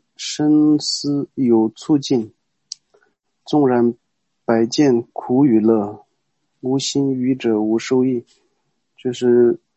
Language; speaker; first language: Chinese; non-native, local second language; Tibetan